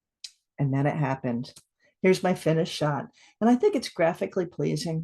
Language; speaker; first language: English; native; English